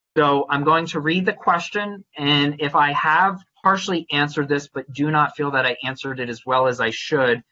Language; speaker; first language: English; native; English